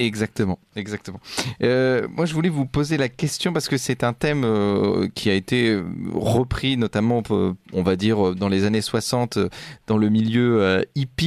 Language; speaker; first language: French; native; French